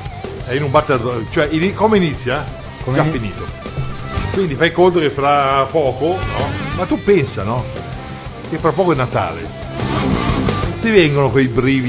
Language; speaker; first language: Italian; native; Italian